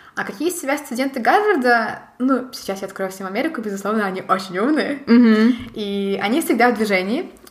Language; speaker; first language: Russian; native; Russian